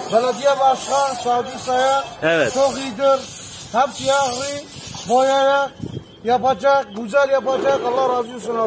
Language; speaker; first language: Turkish; non-native, learner; Arabic